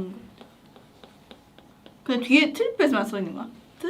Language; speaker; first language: Korean; non-native, fluent; Chinese